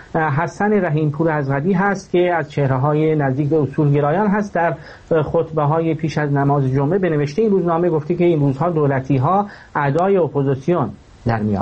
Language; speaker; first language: Persian; native; Persian